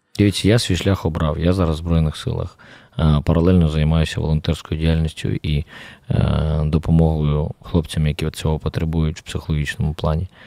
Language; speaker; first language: Ukrainian; native; Ukrainian